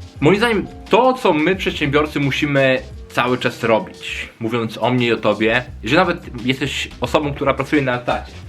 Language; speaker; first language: Polish; native; Polish